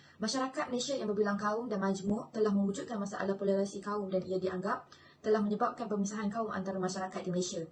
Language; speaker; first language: Malay; native; Malay